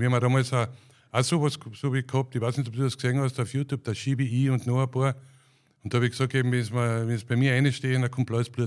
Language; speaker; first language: German; native; German